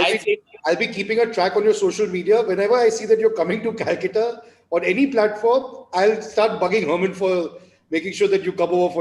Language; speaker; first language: English; non-native, local second language; Hindi